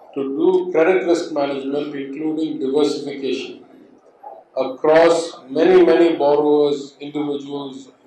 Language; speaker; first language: English; non-native, local second language; Tamil